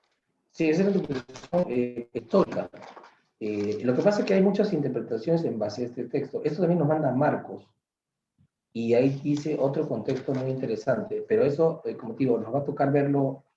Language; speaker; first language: Spanish; native; Spanish